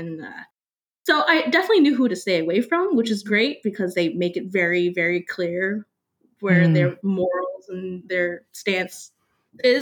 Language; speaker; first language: English; early bilingual, other home language; Cantonese